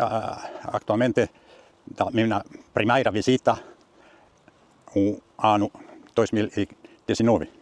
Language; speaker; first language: Portuguese; non-native, learner; Finnish